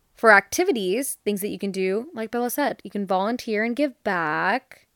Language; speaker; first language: English; early bilingual, other home language; Hindi